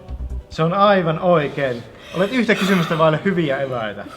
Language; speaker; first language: Finnish; native; Finnish